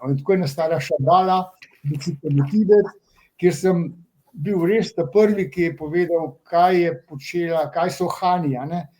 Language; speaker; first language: Slovenian; native; Slovenian